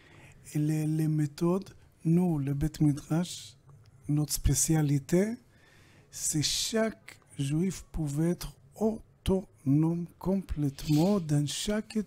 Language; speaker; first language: French; non-native, learner; Hebrew